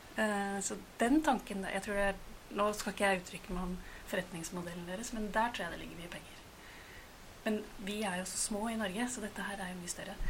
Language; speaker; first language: Norwegian; native; Norwegian